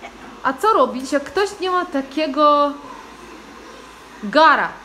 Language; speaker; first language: Polish; non-native, fluent; Ukrainian